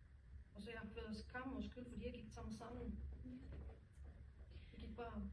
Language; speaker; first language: Danish; non-native, learner; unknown